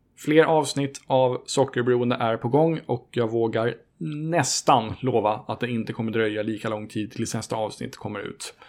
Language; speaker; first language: Swedish; native; Swedish